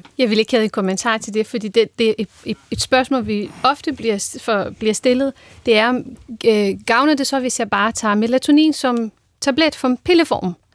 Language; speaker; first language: Danish; non-native, fluent; Portuguese